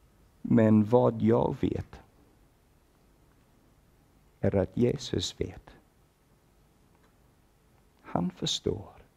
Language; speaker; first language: Swedish; non-native, fluent; English